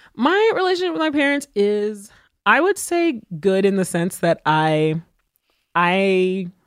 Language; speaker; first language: English; early bilingual, other home language; Haitian Creole